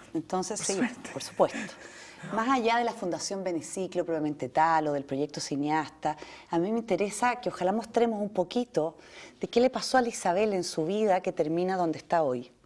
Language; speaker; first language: Spanish; native; Spanish